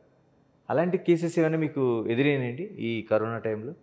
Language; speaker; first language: Telugu; native; Telugu